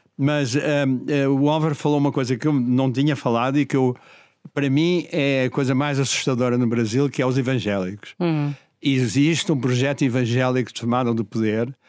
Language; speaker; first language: Portuguese; native; Portuguese